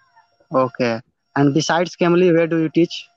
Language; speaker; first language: English; non-native, learner; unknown